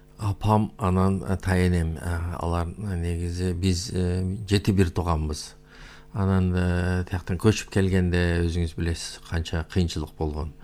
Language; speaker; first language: Kyrgyz; non-native, local second language; Uyghur